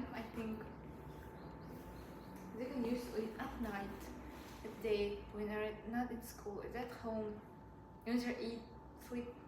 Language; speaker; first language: English; non-native, learner; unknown